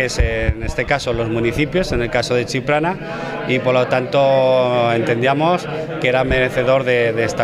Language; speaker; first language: Spanish; native; Spanish